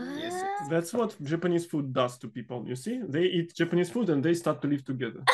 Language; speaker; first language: English; non-native, fluent; Russian